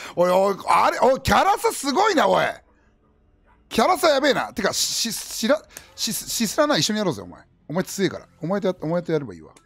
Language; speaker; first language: Japanese; native; Japanese